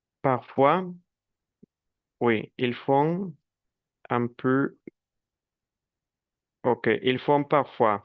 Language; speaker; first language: French; non-native, fluent; Spanish